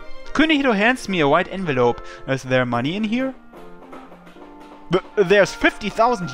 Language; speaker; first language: English; native; English